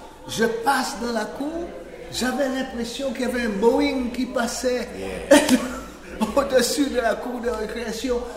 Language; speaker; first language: French; non-native, local second language; English